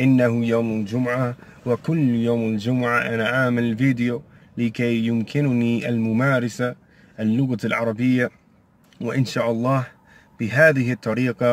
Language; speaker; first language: Arabic; non-native, learner; English